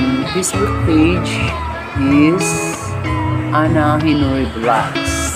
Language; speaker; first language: English; non-native, local second language; Cebuano